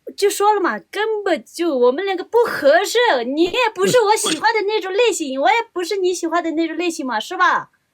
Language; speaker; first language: Chinese; non-native, local second language; Tibetan